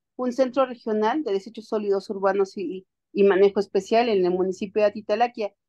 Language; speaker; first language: Spanish; native; Spanish